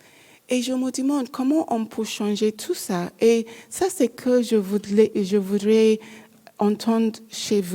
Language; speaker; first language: French; non-native, learner; English